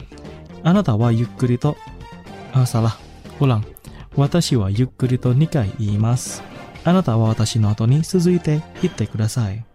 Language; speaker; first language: Japanese; non-native, fluent; Indonesian